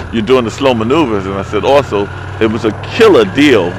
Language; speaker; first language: English; native; English